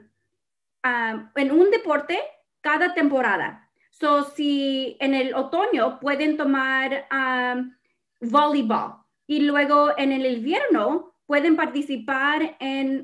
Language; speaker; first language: Spanish; early bilingual, other home language; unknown